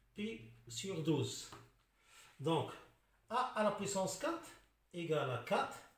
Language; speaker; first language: French; non-native, local second language; Arabic